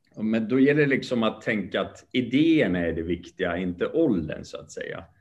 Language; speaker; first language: Swedish; early bilingual, other home language; Kurdish